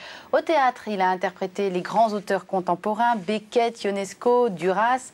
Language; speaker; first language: French; native; French